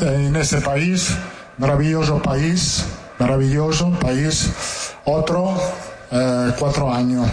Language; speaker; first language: Portuguese; non-native, learner; Italian